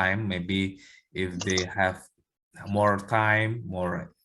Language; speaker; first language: English; non-native, learner; Indonesian